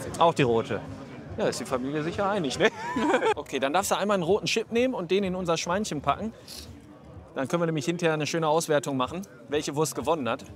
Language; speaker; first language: German; native; German